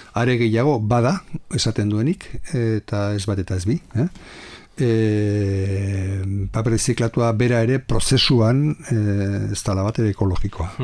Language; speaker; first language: Basque; non-native, local second language; Spanish